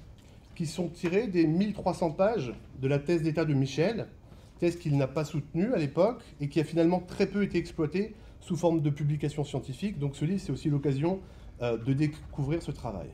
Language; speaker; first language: French; native; French